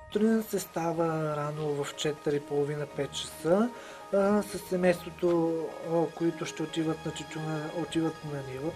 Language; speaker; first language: Bulgarian; native; Bulgarian